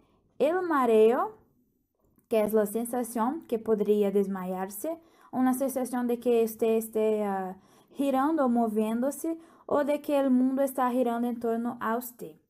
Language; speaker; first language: Portuguese; non-native, learner; Spanish